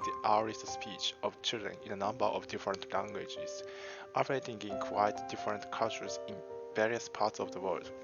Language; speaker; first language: English; non-native, fluent; Japanese